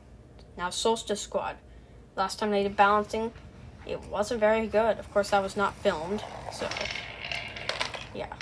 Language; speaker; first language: English; native; English